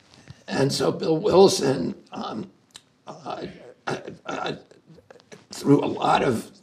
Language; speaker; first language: English; native; English